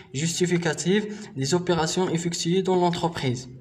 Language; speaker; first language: French; non-native, local second language; Arabic